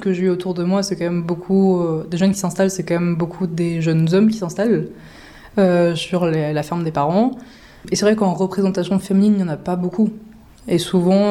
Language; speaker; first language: French; native; French